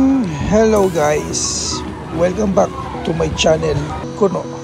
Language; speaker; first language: English; non-native, local second language; Filipino